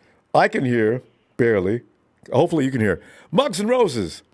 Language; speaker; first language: English; native; English